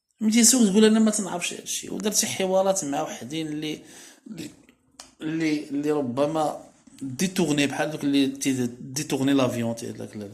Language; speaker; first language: Arabic; native; Arabic